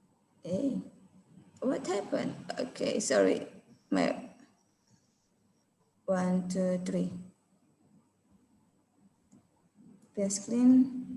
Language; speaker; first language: English; non-native, learner; Indonesian